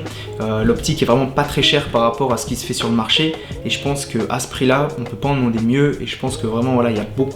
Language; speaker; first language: French; native; French